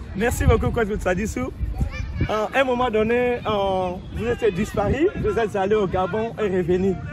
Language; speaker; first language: French; non-native, local second language; Lingala